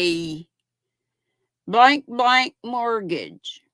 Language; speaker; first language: English; native; English